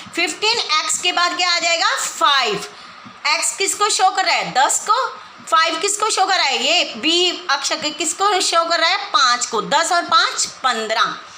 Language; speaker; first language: Hindi; non-native, local second language; Punjabi